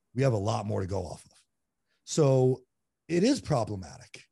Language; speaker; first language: English; native; English